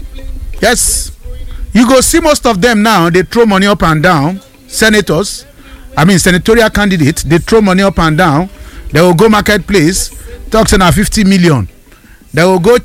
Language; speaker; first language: Nigerian Pidgin; non-native, local second language; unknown